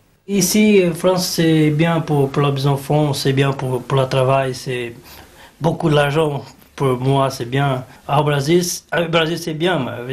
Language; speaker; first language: French; non-native, learner; Portuguese